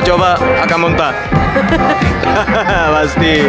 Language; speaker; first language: Indonesian; non-native, learner; English